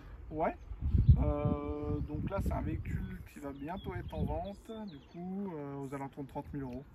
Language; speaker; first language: French; native; French